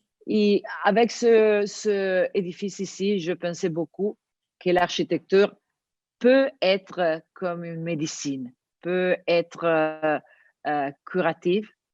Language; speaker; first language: French; non-native, learner; Italian